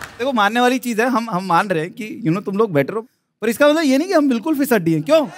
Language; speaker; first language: Hindi; native; Hindi